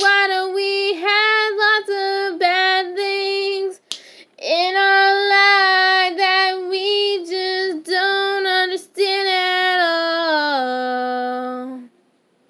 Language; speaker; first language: English; native; English